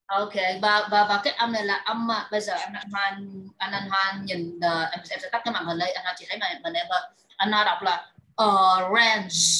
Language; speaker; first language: Vietnamese; native; Vietnamese